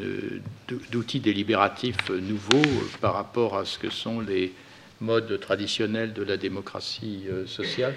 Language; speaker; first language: French; native; French